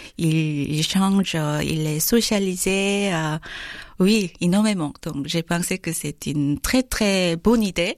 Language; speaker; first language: French; non-native, learner; Korean